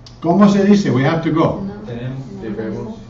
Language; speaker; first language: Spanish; non-native, fluent; English